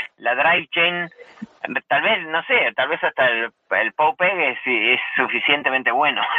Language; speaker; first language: Spanish; native; Spanish